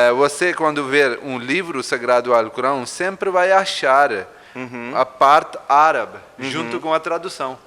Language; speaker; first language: Portuguese; non-native, fluent; Urdu